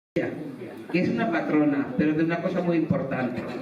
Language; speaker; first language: Spanish; native; Spanish